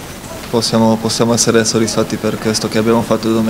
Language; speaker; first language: Italian; non-native, fluent; Slovak